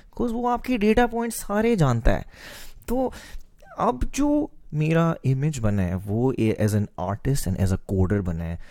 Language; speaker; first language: Urdu; native; Urdu